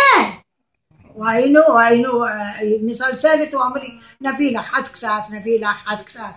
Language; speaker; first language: Hebrew; non-native, learner; Arabic